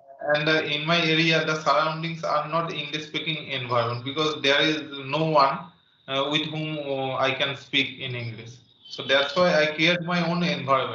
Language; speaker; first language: English; non-native, learner; Bangla